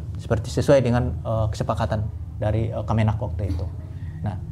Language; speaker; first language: Indonesian; non-native, local second language; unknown